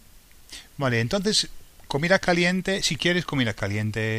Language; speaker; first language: Spanish; non-native, fluent; English